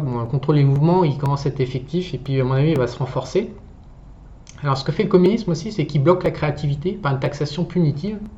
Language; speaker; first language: French; native; French